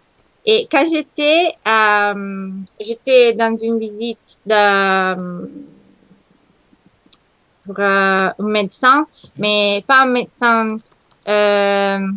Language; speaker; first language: French; non-native, learner; Italian